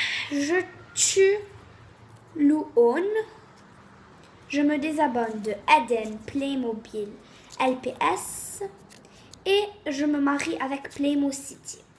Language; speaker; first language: French; native; French